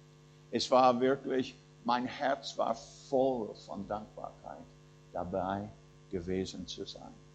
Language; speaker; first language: German; non-native, fluent; English